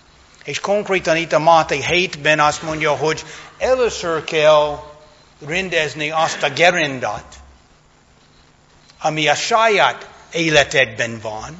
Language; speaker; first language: Hungarian; non-native, fluent; English